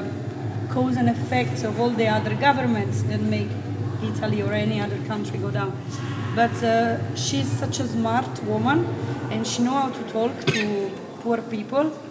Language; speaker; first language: English; non-native, fluent; Italian